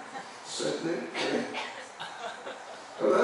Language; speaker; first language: Russian; non-native, learner; English